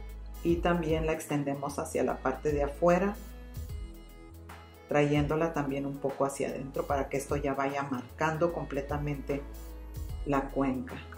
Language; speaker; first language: Spanish; native; Spanish